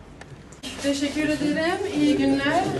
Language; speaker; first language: Turkish; non-native, learner; English